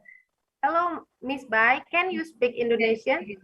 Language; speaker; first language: English; non-native, learner; Indonesian